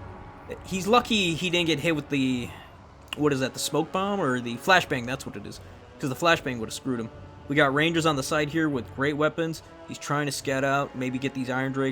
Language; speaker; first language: English; native; English